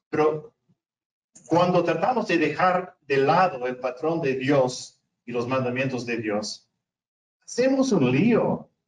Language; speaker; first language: Spanish; non-native, fluent; English